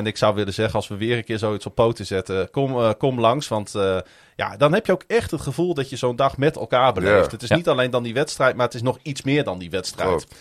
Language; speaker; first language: Dutch; native; Dutch